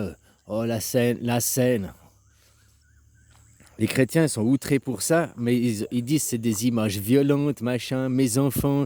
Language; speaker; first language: French; native; French